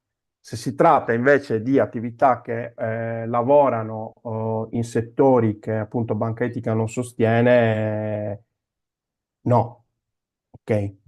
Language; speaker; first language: Italian; native; Italian